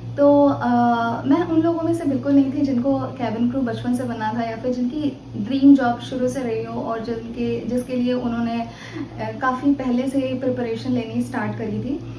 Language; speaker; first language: Hindi; native; Hindi